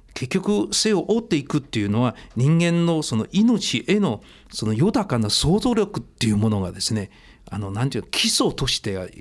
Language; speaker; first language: Japanese; non-native, fluent; Chinese